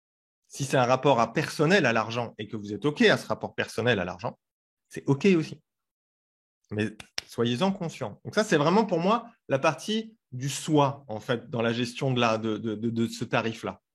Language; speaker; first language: French; native; French